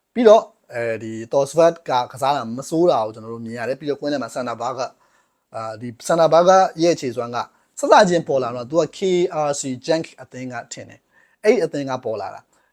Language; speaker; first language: Burmese; native; Burmese